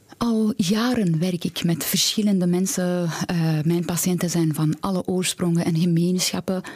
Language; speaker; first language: Dutch; non-native, fluent; Persian